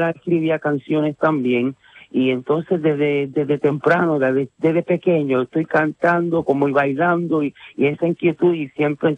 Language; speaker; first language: Spanish; native; Spanish